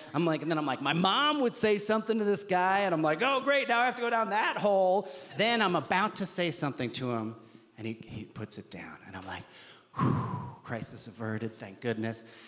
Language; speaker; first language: English; native; English